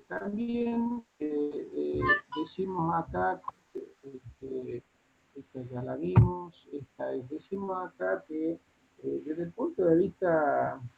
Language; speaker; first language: Spanish; native; Spanish